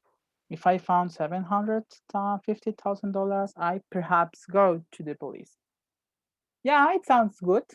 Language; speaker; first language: English; non-native, fluent; Spanish